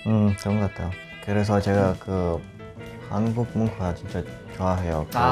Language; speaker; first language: Korean; non-native, learner; Italian